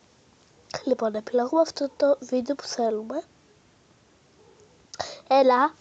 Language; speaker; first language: Greek; native; Greek